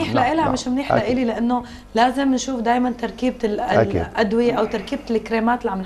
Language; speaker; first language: Arabic; native; Arabic